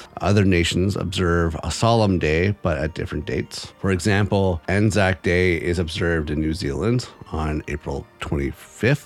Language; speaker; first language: English; native; English